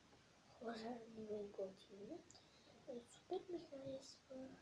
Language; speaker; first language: Bulgarian; native; Bulgarian